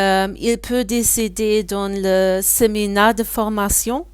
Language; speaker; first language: French; non-native, learner; German